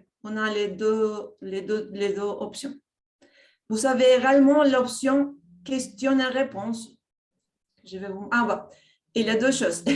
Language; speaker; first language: French; non-native, fluent; Spanish